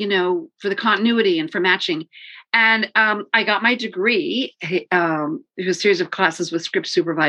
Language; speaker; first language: English; native; English